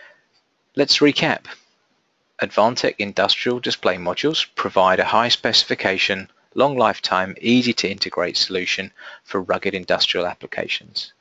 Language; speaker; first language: English; native; English